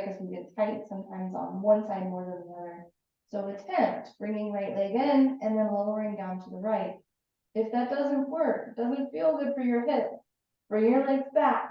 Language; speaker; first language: English; native; English